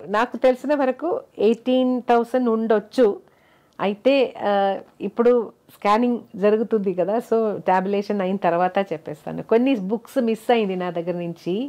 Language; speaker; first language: Telugu; non-native, fluent; Malayalam